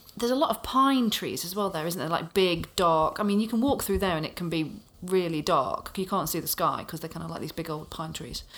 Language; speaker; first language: English; native; English